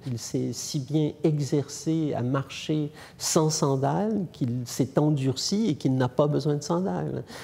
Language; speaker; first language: French; native; French